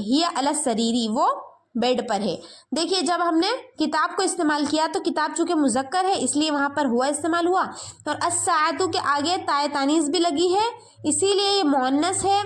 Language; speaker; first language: Urdu; native; Urdu